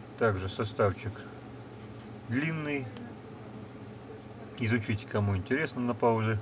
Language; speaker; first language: Russian; native; Russian